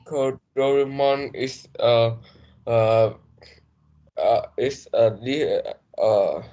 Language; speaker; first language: English; non-native, learner; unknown